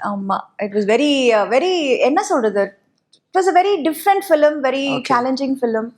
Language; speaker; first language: Tamil; native; Tamil